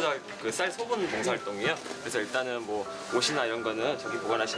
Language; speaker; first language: Korean; native; Korean